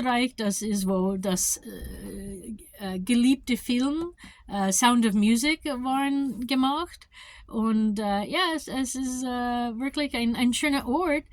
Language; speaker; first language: German; non-native, learner; English